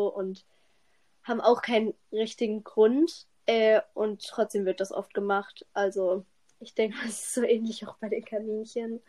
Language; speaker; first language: German; native; German